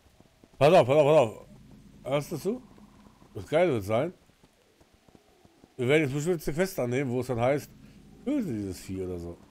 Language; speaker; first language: German; native; German